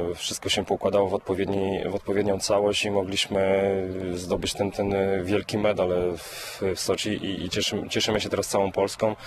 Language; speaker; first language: Polish; native; Polish